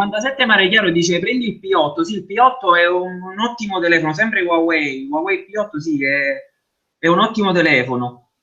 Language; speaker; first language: Italian; native; Italian